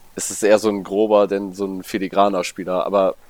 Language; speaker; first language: German; native; German